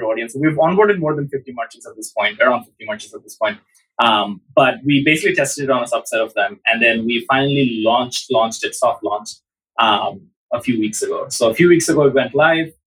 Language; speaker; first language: English; non-native, local second language; Bangla